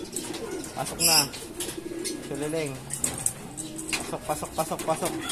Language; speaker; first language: Filipino; native; Filipino